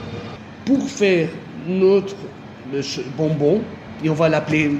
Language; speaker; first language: French; non-native, fluent; Portuguese